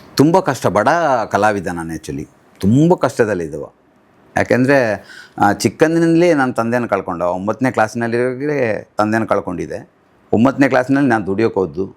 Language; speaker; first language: Kannada; non-native, local second language; Tulu